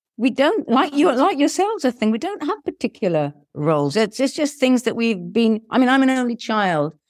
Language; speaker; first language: English; early bilingual, other home language; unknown